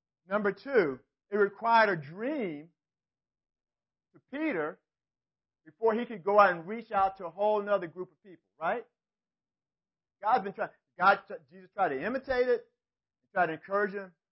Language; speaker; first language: English; native; English